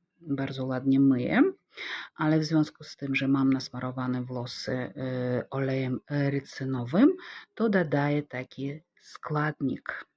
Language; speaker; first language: Polish; non-native, fluent; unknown